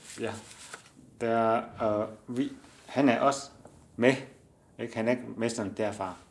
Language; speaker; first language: Danish; non-native, learner; Chinese